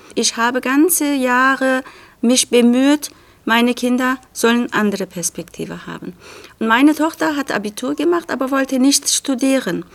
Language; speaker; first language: German; non-native, fluent; Turkish